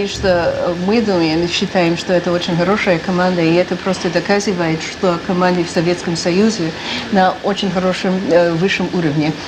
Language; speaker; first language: Russian; non-native, fluent; English